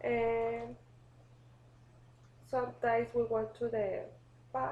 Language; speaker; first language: English; non-native, learner; Spanish